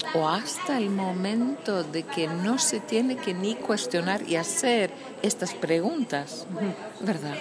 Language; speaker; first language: Spanish; non-native, fluent; Icelandic